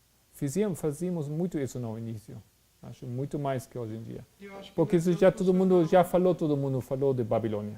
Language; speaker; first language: Portuguese; non-native, fluent; Spanish